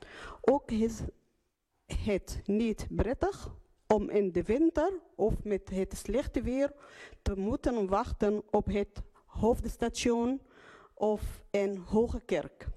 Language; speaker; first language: Dutch; non-native, learner; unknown